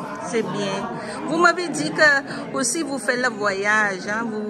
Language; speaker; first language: French; non-native, learner; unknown